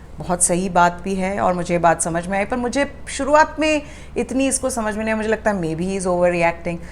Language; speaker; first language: Hindi; native; Hindi